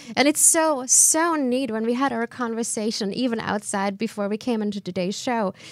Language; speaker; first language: English; non-native, fluent; German